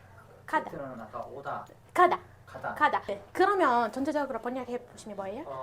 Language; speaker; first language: Korean; non-native, fluent; Uzbek